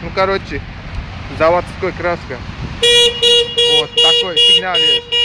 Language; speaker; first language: Russian; non-native, learner; Uzbek